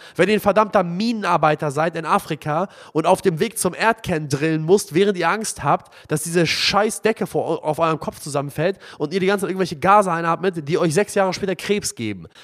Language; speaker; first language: German; non-native, fluent; Arabic